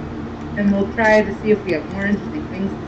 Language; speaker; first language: English; native; English